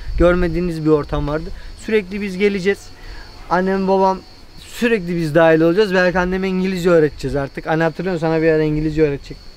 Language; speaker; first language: Turkish; native; Turkish